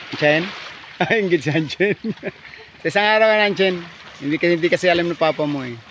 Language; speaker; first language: Filipino; native; Filipino